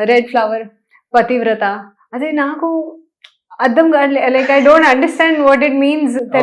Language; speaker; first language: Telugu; non-native, local second language; Hindi